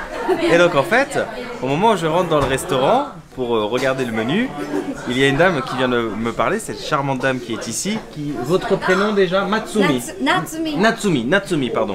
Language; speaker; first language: French; native; French